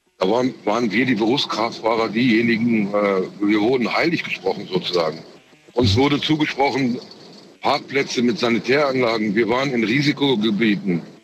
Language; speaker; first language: German; early bilingual, other home language; Turkish